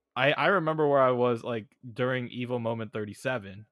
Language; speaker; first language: English; native; English